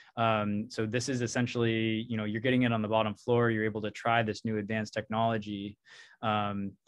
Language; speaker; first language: English; native; English